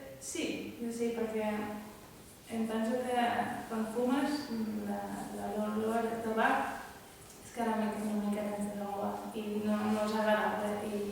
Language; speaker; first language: Catalan; non-native, fluent; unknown